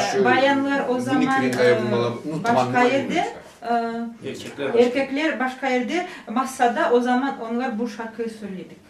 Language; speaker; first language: Turkish; non-native, learner; Chuvash